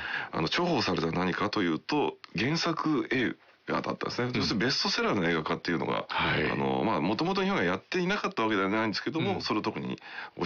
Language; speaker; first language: Japanese; native; Japanese